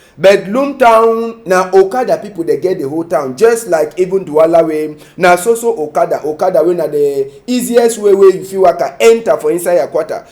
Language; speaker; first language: Nigerian Pidgin; native; Nigerian Pidgin